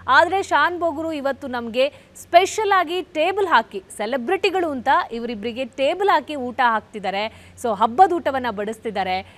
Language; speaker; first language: Kannada; native; Kannada